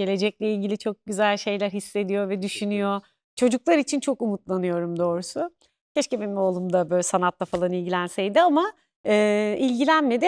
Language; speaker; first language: Turkish; native; Turkish